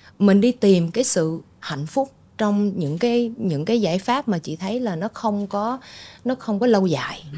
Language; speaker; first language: Vietnamese; early bilingual, heritage; Vietnamese